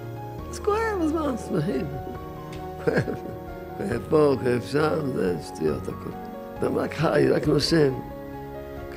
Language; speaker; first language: Hebrew; native; Hebrew